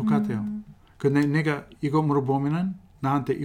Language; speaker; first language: Korean; non-native, fluent; English